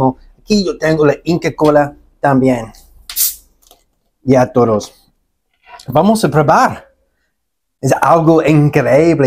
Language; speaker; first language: Spanish; non-native, learner; English